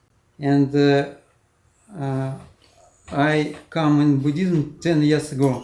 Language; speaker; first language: English; non-native, learner; Russian